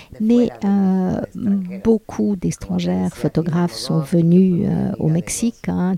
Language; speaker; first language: French; non-native, fluent; Spanish